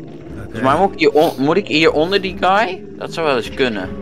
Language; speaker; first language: Dutch; native; Dutch